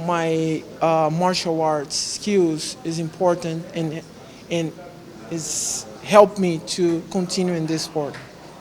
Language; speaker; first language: English; non-native, learner; Portuguese